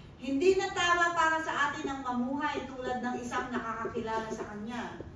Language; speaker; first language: Filipino; non-native, local second language; Pampanga